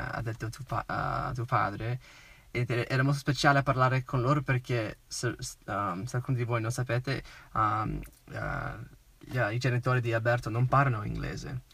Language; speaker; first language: Italian; non-native, fluent; English